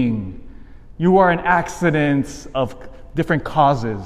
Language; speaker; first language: English; native; English